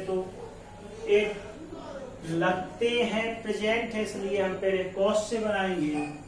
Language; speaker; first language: Hindi; native; Hindi